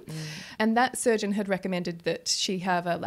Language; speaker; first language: English; native; English